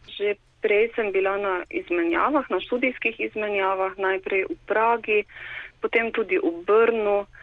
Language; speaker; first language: Slovenian; native; Slovenian